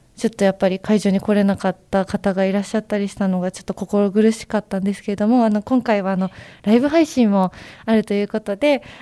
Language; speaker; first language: Japanese; native; Japanese